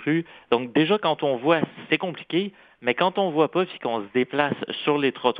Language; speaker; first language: French; native; French